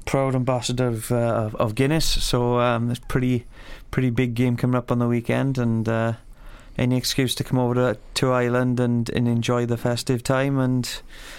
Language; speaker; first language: English; native; English